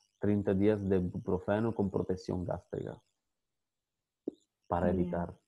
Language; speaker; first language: Spanish; non-native, fluent; Italian